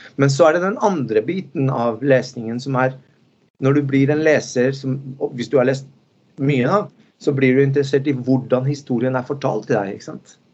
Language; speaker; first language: Norwegian; early bilingual, other home language; Spanish